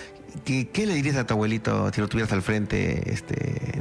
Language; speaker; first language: Spanish; native; Spanish